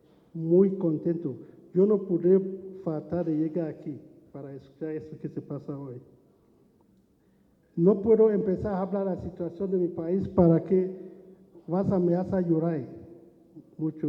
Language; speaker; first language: Spanish; non-native, learner; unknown